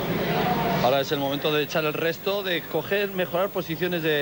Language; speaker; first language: Spanish; native; Spanish